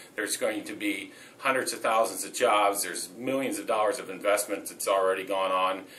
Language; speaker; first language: English; native; English